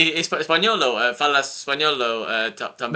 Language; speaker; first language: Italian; non-native, learner; English